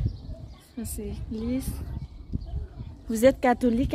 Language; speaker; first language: French; non-native, learner; Vietnamese